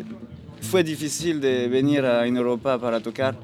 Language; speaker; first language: Spanish; non-native, learner; French